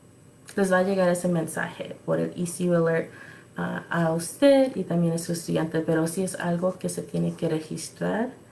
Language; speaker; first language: Spanish; early bilingual, other home language; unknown